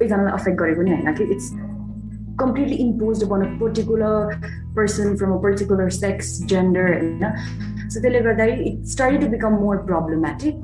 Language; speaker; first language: English; non-native, local second language; Nepali